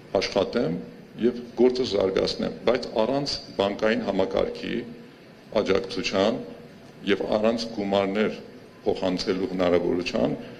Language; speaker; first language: Armenian; early bilingual, heritage; Armenian